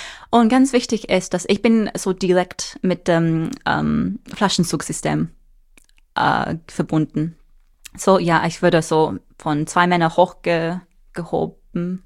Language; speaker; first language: German; non-native, fluent; English